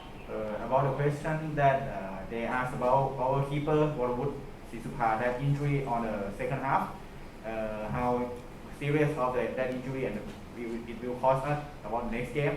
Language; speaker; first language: English; non-native, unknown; Thai